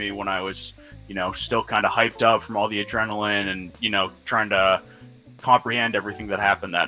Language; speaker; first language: English; native; English